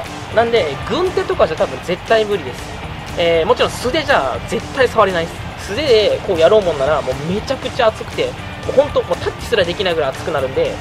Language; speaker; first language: Japanese; native; Japanese